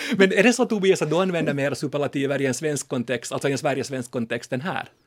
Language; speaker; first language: Swedish; native; Swedish